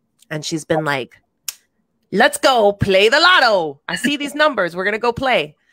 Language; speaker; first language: English; native; English